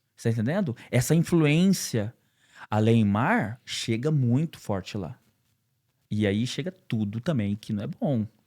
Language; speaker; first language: Portuguese; native; Portuguese